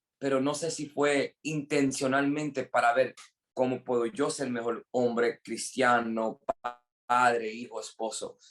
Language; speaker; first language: Spanish; non-native, fluent; English